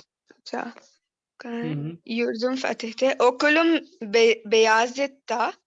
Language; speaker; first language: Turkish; non-native, learner; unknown